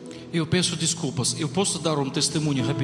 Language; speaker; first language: Portuguese; non-native, fluent; Ukrainian